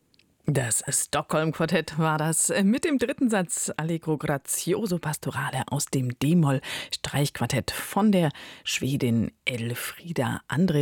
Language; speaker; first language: German; native; German